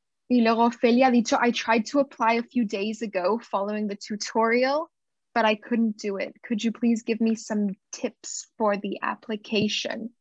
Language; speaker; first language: English; non-native, fluent; Spanish